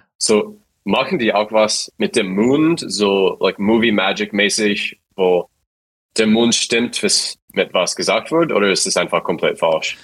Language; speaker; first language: German; non-native, fluent; English